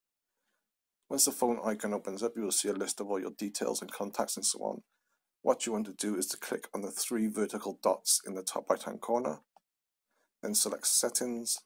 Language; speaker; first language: English; native; English